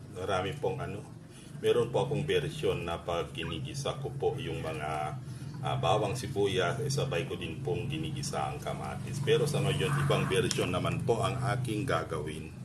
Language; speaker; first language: Filipino; non-native, local second language; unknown